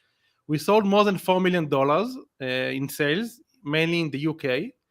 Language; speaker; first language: English; non-native, fluent; Hebrew